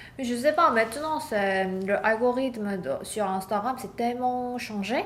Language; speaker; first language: French; non-native, learner; Korean